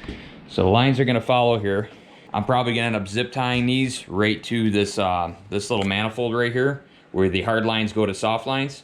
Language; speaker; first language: English; native; English